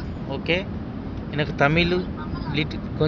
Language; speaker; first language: Tamil; non-native, learner; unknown